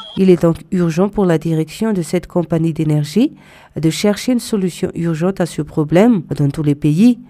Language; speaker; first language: French; non-native, local second language; Malagasy